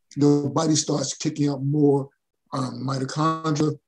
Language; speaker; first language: English; early bilingual, other home language; Spanish